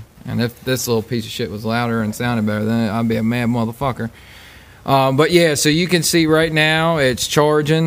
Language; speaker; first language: English; native; English